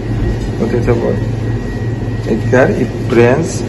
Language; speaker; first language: Russian; non-native, learner; Turkish